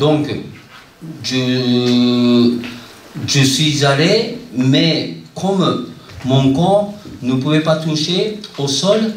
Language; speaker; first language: French; non-native, fluent; Japanese